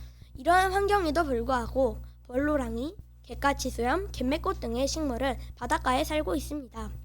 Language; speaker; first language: Korean; native; Korean